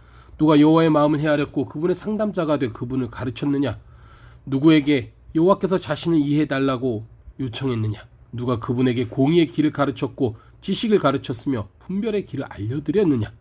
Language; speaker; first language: Korean; native; Korean